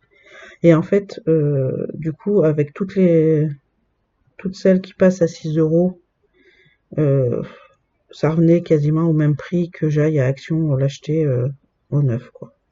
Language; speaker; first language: French; native; French